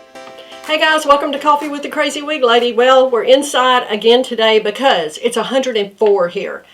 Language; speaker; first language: English; native; English